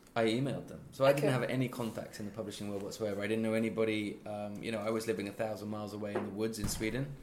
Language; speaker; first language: English; native; English